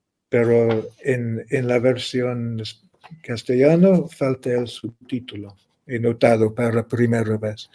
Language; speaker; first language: Spanish; non-native, fluent; English